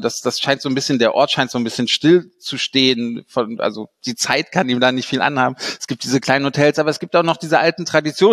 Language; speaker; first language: German; native; German